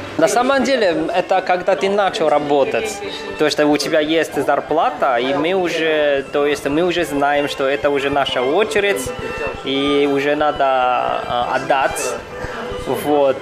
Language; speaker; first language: Russian; non-native, learner; Chinese